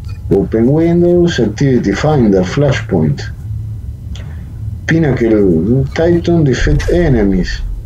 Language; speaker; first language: English; non-native, learner; Spanish